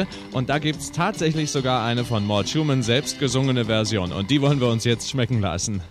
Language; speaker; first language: German; native; German